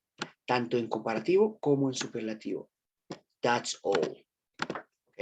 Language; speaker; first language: Spanish; native; Spanish